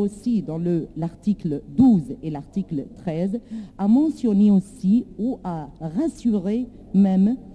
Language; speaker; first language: French; non-native, learner; Arabic